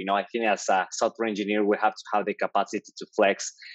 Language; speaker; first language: English; non-native, fluent; Spanish